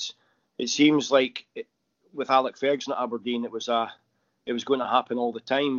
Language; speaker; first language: English; native; English